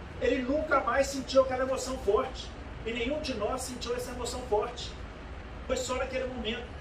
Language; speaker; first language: Portuguese; native; Portuguese